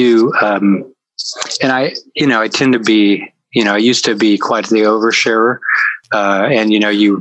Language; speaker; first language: English; native; English